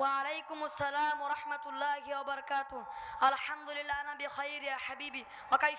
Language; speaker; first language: Arabic; non-native, learner; Bangla